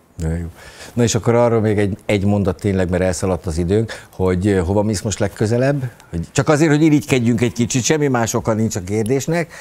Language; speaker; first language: Hungarian; native; Hungarian